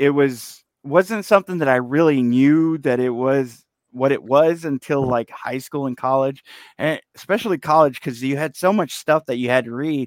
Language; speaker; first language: English; native; English